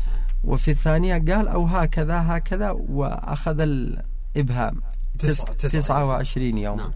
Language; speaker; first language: Arabic; native; Arabic